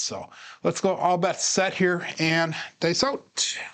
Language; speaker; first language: English; native; English